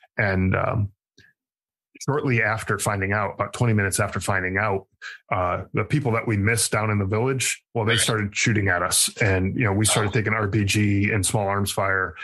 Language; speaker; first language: English; native; English